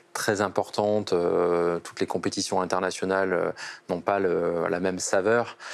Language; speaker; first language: French; native; French